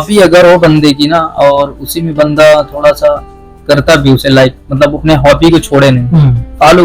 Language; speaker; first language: Hindi; native; Hindi